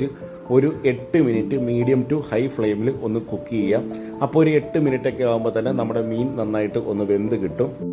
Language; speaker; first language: Malayalam; native; Malayalam